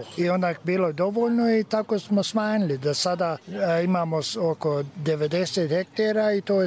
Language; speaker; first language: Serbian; early bilingual, heritage; Serbian